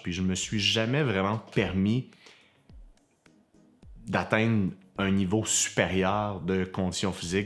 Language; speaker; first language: French; native; French